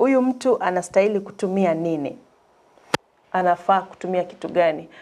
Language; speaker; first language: Swahili; non-native, local second language; Gusii